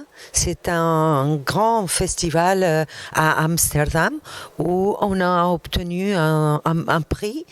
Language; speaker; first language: French; non-native, fluent; Arabic